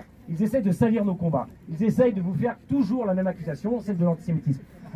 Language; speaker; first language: French; native; French